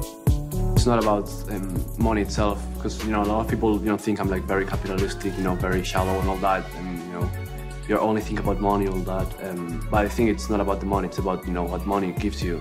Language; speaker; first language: English; early bilingual, heritage; English